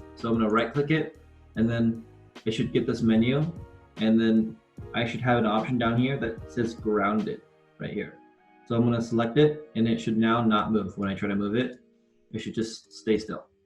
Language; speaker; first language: English; native; English